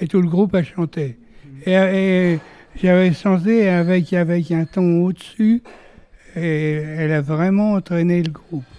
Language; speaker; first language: French; native; French